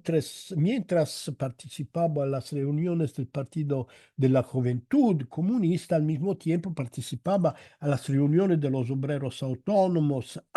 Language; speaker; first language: Spanish; non-native, fluent; Italian